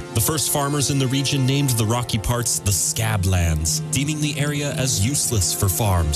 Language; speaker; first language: English; native; English